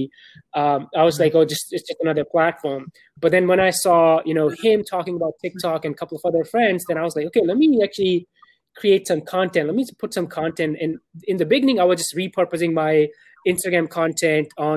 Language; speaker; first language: English; non-native, local second language; Urdu